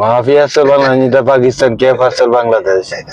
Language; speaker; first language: Arabic; non-native, learner; Bangla